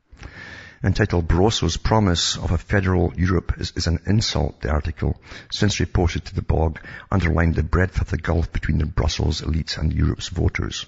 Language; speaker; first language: English; native; English